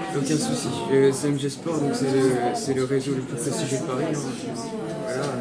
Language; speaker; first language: French; native; French